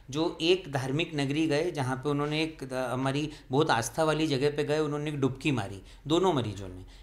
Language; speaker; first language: Hindi; native; Hindi